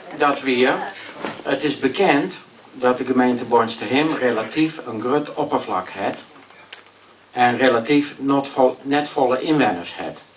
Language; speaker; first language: Dutch; non-native, local second language; Western Frisian